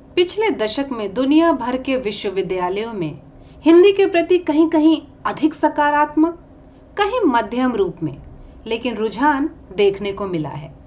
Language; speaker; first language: Hindi; native; Hindi